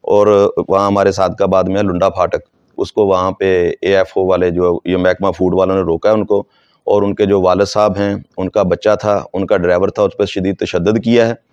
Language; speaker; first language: Urdu; non-native, local second language; Saraiki